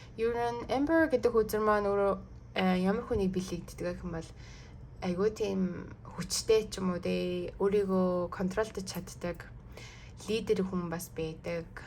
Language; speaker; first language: Mongolian; early bilingual, heritage; Mongolian